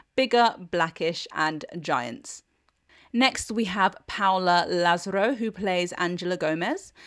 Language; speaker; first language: English; native; English